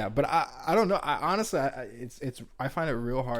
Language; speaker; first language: English; native; English